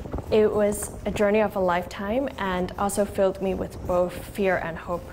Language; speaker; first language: English; non-native, local second language; Cantonese